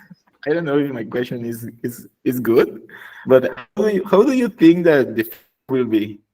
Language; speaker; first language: English; non-native, learner; Spanish